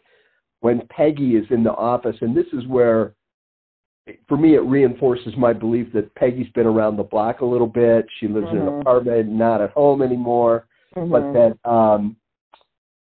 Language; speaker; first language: English; native; English